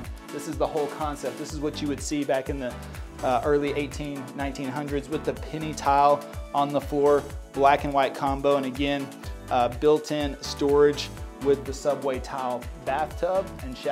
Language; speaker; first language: English; native; English